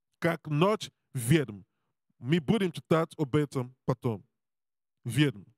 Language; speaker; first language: Russian; non-native, learner; Serbian